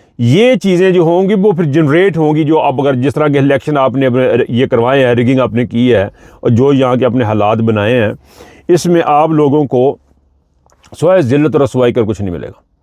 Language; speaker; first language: Urdu; non-native, local second language; Punjabi